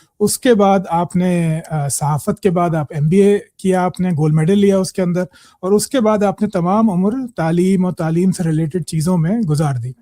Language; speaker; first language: Urdu; native; Urdu